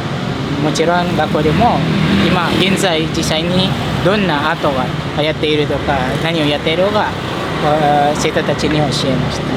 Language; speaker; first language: Japanese; non-native, fluent; Indonesian